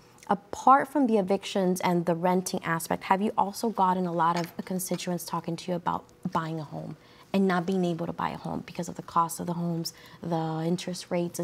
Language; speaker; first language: English; early bilingual, other home language; Spanish